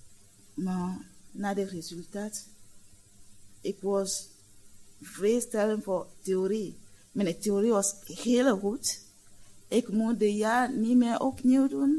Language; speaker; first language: Dutch; non-native, learner; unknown